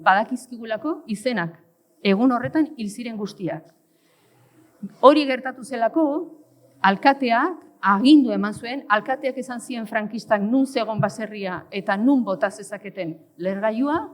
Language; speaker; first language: Basque; native; Basque